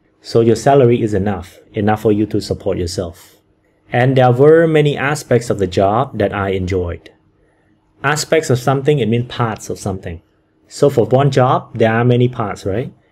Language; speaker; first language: English; non-native, fluent; Khmer